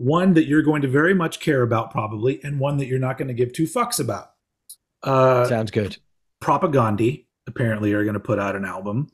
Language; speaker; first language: English; native; English